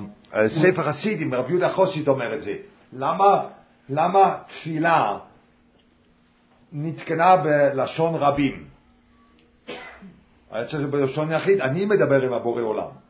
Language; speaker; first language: Hebrew; non-native, fluent; English